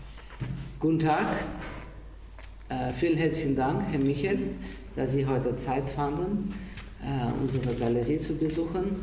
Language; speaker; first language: German; non-native, fluent; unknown